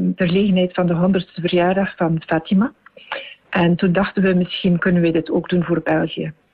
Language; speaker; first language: Dutch; native; Dutch